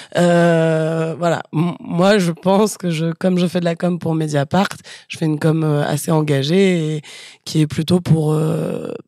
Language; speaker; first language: French; native; French